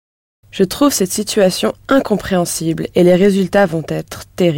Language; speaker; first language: French; non-native, learner; English